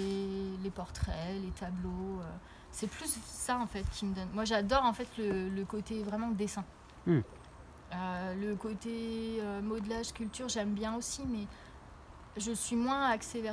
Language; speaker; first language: French; native; French